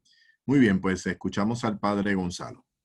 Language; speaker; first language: Spanish; native; Spanish